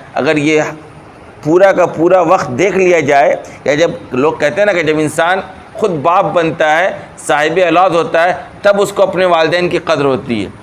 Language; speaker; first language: Urdu; native; Urdu